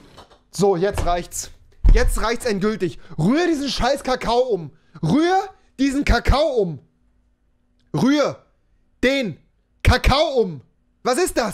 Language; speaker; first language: German; native; German